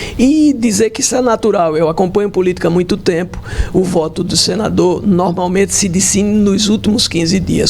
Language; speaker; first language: Portuguese; native; Portuguese